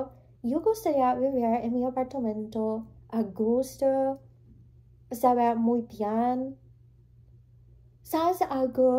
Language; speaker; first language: Spanish; early bilingual, heritage; English